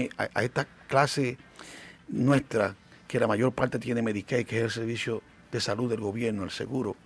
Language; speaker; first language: Spanish; native; Spanish